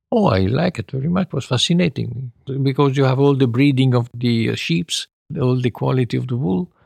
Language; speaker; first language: English; non-native, fluent; Italian